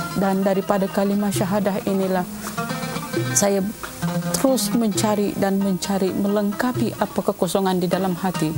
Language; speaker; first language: Malay; non-native, local second language; Central Dusun